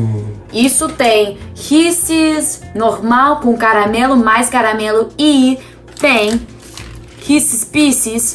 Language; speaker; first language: Portuguese; non-native, fluent; English